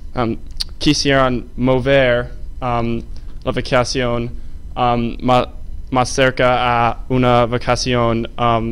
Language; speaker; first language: Spanish; non-native, learner; English